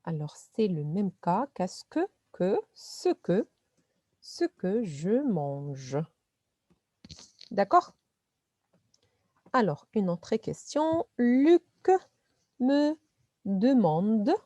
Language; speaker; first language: French; non-native, fluent; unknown